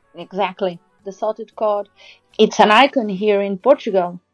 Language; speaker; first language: English; non-native, fluent; Portuguese